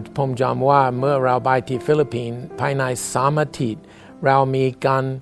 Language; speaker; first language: Thai; non-native, learner; English